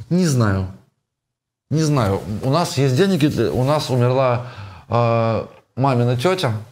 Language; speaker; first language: Russian; native; Russian